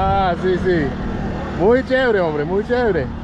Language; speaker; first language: Spanish; non-native, learner; English